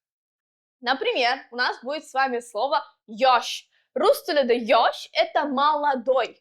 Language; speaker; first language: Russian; non-native, local second language; Uzbek